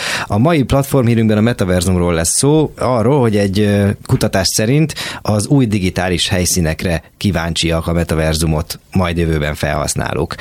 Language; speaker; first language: Hungarian; native; Hungarian